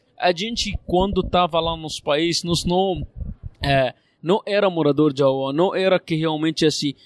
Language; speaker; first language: Portuguese; non-native, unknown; Arabic